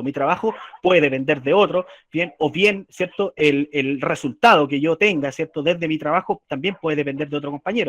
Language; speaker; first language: Spanish; native; Spanish